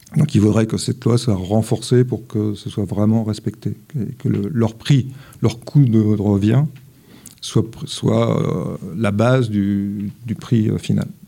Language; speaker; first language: French; native; French